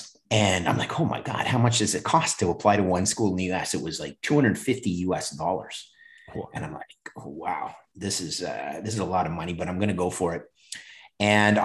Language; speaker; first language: English; native; English